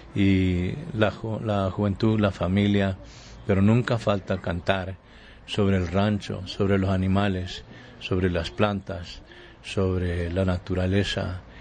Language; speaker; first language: Spanish; early bilingual, heritage; Spanish